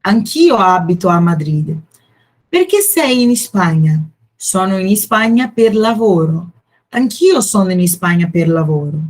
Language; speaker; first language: Italian; non-native, fluent; Portuguese